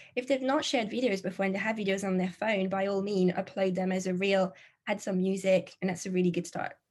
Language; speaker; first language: English; non-native, fluent; French